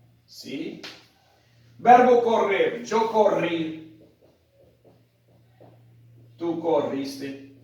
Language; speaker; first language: Spanish; non-native, fluent; Portuguese